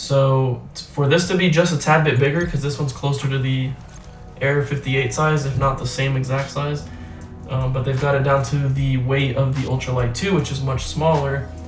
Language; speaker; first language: English; native; English